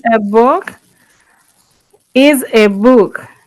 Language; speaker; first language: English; non-native, learner; Haitian Creole